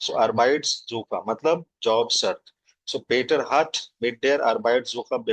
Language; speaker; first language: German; non-native, fluent; Hindi